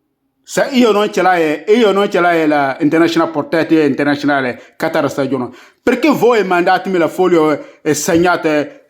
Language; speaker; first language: Italian; non-native, learner; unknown